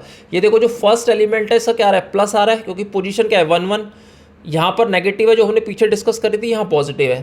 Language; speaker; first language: Hindi; native; Hindi